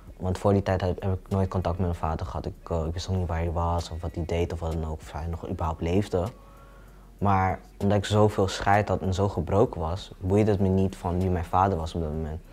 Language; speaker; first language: Dutch; early bilingual, other home language; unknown